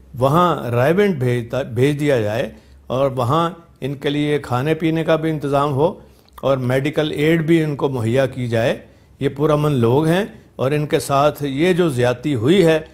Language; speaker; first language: Urdu; non-native, local second language; Punjabi